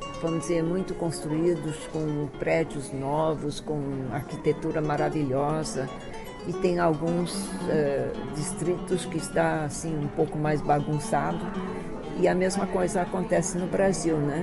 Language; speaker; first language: Portuguese; early bilingual, other home language; Chinese